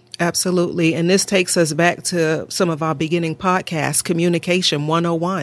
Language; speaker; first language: English; native; English